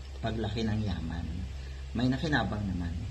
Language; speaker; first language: Filipino; native; Filipino